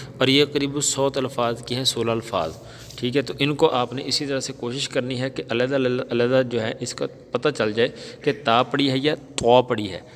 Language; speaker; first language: Urdu; non-native, local second language; Punjabi